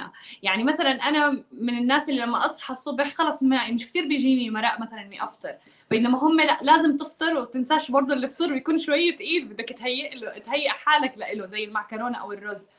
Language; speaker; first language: Arabic; native; Arabic